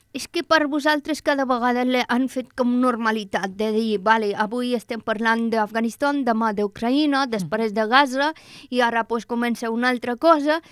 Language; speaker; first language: Catalan; non-native, fluent; Persian